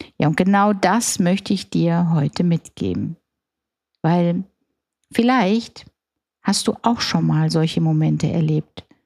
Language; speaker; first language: German; native; German